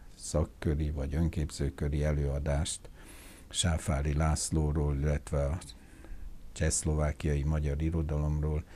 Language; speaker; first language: Hungarian; native; Hungarian